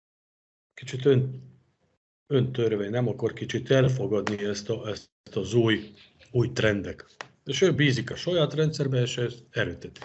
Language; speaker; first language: Hungarian; non-native, fluent; Serbian